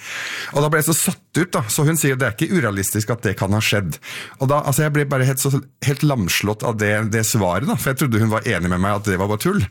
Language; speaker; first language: Norwegian; early bilingual, other home language; Arabic